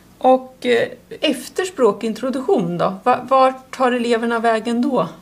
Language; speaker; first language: Swedish; native; Swedish